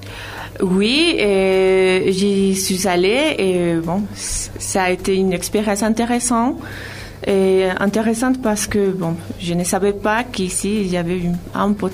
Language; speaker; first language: French; non-native, fluent; Spanish